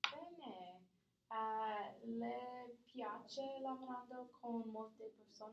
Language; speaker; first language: Italian; non-native, learner; English